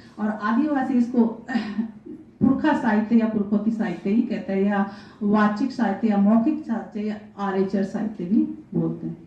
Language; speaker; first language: Hindi; non-native, local second language; Rajasthani